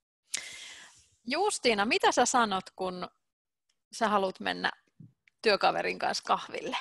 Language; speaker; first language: Finnish; native; Finnish